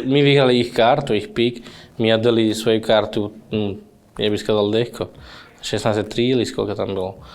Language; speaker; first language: Russian; non-native, fluent; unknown